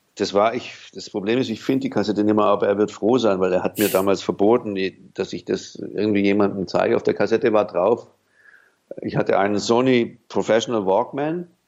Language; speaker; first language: German; native; German